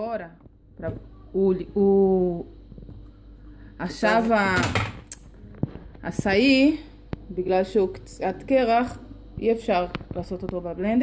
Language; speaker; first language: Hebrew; non-native, fluent; Portuguese